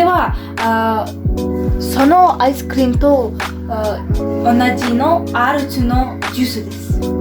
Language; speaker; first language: Japanese; non-native, learner; Mongolian